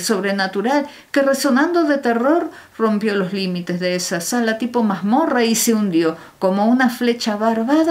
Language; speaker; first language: Spanish; native; Spanish